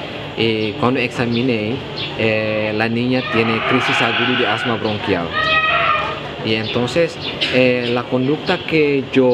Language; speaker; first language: Spanish; non-native, fluent; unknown